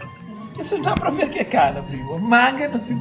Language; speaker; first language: Portuguese; non-native, local second language; Kabuverdianu